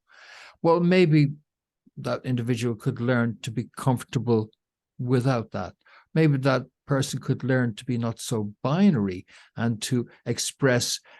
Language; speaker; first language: English; native; English